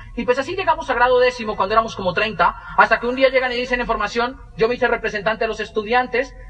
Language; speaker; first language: Spanish; native; Spanish